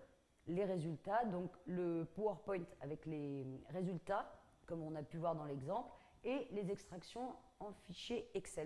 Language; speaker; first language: French; native; French